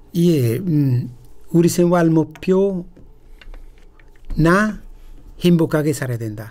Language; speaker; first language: Korean; non-native, fluent; Italian